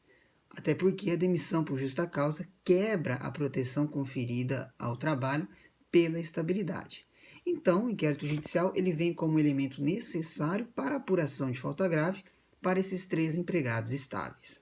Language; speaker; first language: Portuguese; native; Portuguese